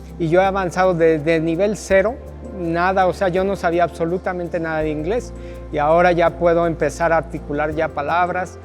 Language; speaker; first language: Spanish; native; Spanish